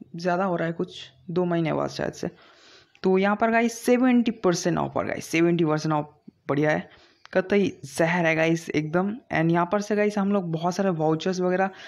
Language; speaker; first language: Hindi; non-native, local second language; Bangla